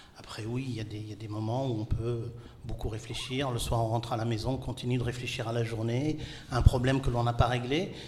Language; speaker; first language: French; non-native, local second language; Arabic